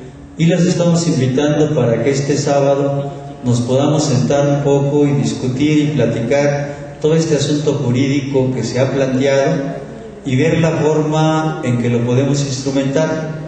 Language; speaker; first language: Spanish; native; Spanish